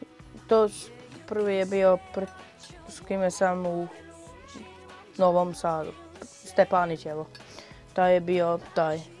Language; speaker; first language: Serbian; non-native, local second language; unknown